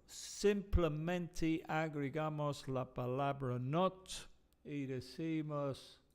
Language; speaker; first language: Spanish; non-native, fluent; English